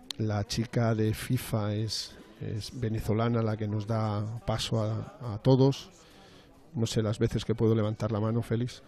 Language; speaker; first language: Spanish; native; Spanish